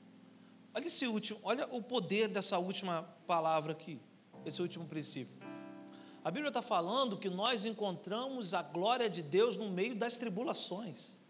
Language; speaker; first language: Portuguese; native; Portuguese